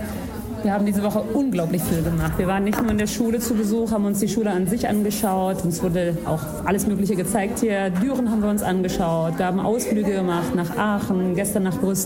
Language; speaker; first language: German; native; German